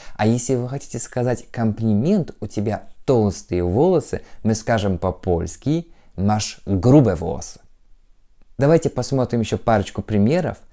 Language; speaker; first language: Russian; non-native, fluent; Polish